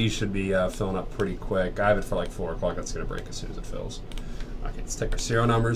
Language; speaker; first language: English; native; English